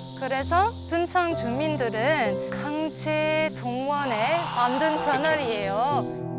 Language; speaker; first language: Korean; non-native, fluent; French